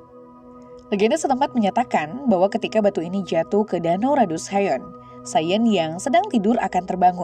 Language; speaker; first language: Indonesian; native; Indonesian